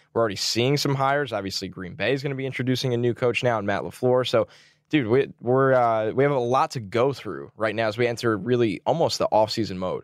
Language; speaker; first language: English; native; English